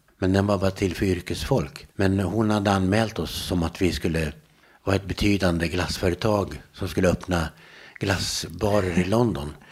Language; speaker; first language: Swedish; native; Swedish